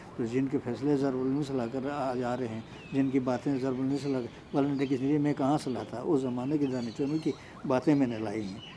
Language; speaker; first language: Urdu; non-native, local second language; Shina